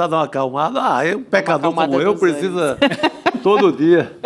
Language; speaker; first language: Portuguese; native; Portuguese